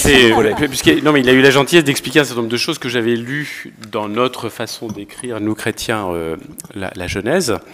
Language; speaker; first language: French; native; French